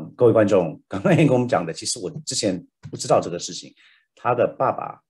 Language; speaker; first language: Chinese; native; Chinese